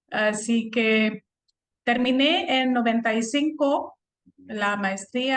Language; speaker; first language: Spanish; non-native, fluent; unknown